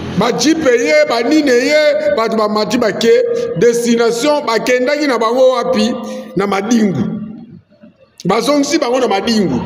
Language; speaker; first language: Lingala; non-native, local second language; Kongo